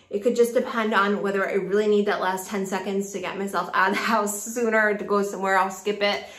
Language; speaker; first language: English; native; English